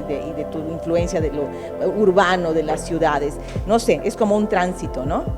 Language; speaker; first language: Spanish; native; Spanish